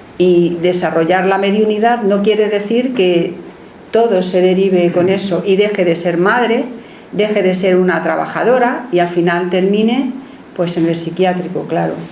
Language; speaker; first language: Spanish; native; Spanish